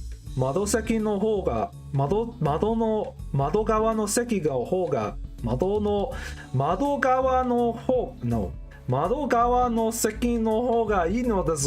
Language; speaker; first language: Japanese; non-native, learner; English